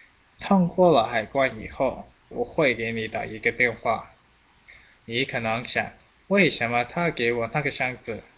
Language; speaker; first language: Chinese; non-native, learner; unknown